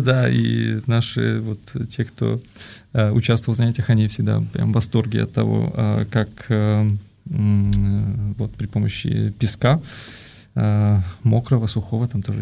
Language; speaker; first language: Russian; native; Russian